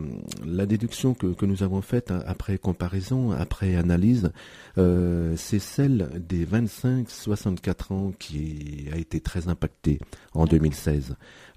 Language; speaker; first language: French; native; French